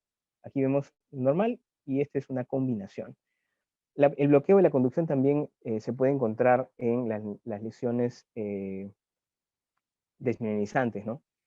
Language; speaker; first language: Spanish; native; Spanish